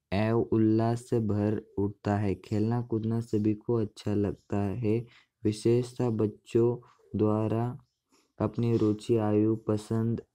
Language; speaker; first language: Hindi; non-native, local second language; Marathi